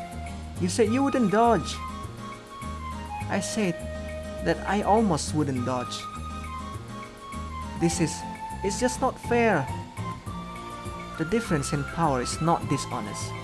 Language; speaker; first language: English; non-native, fluent; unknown